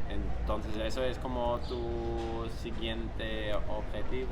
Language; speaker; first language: Spanish; non-native, fluent; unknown